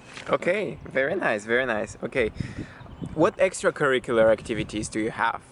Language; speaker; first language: English; non-native, fluent; Bulgarian